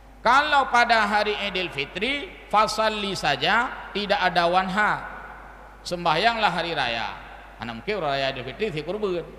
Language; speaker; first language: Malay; non-native, local second language; Achinese